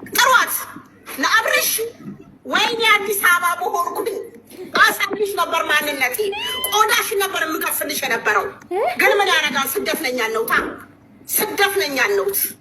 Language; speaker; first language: Amharic; native; Amharic